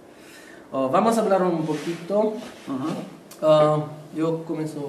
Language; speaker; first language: Spanish; non-native, fluent; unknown